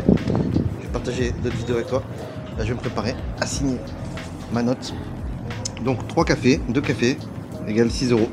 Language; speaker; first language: French; native; French